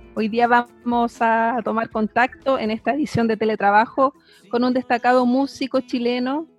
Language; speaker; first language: Spanish; native; Spanish